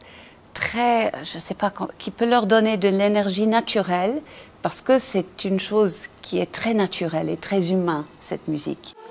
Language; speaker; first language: French; non-native, fluent; English